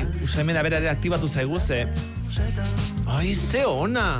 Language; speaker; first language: Basque; native; Basque